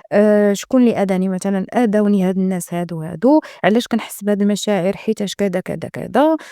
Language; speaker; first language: Arabic; native; Arabic